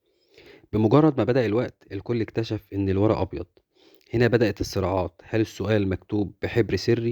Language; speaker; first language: Arabic; native; Arabic